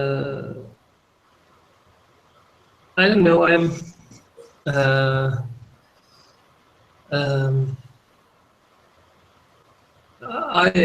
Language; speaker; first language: English; non-native, learner; Turkish